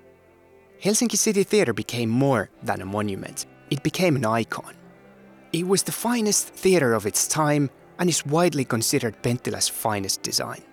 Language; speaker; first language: English; non-native, fluent; Finnish